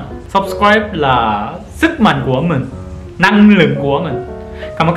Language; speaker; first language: Vietnamese; non-native, learner; Korean